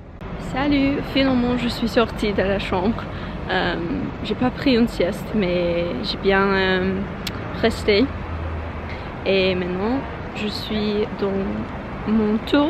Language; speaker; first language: French; non-native, learner; English